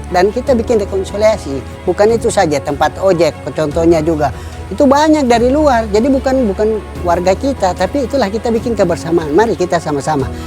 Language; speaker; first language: Indonesian; native; Indonesian